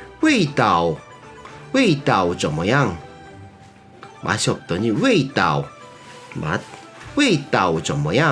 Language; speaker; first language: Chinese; non-native, learner; Korean